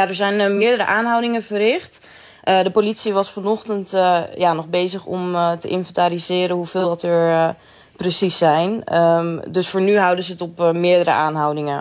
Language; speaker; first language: Dutch; native; Dutch